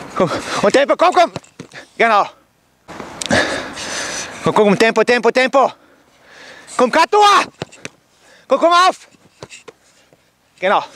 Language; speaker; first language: German; native; German